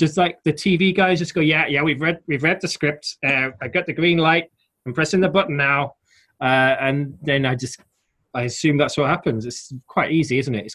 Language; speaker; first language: English; native; English